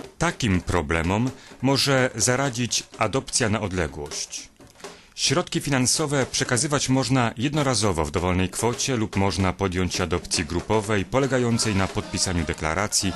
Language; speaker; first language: Polish; native; Polish